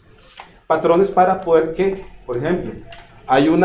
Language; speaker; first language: Spanish; native; Spanish